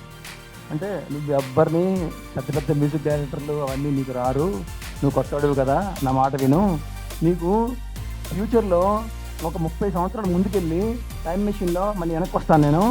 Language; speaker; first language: Telugu; native; Telugu